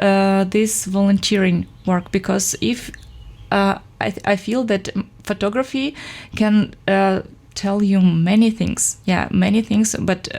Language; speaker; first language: English; non-native, fluent; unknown